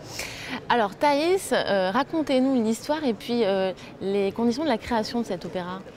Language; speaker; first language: French; native; French